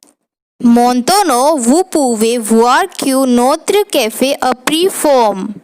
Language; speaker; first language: French; non-native, learner; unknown